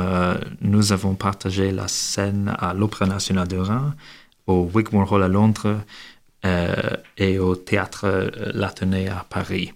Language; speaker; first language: French; non-native, learner; English